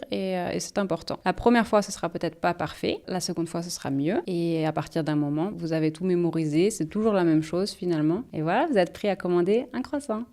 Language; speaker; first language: French; native; French